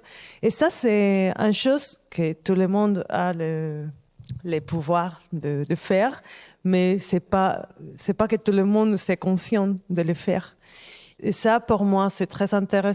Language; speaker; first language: French; non-native, fluent; Spanish